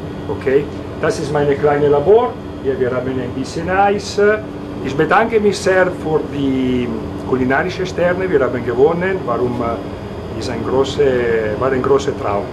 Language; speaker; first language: German; non-native, learner; Italian